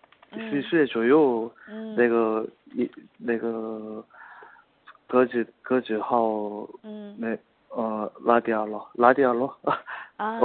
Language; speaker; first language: Chinese; non-native, learner; Korean